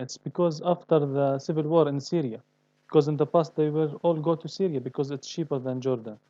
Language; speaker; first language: English; non-native, learner; Arabic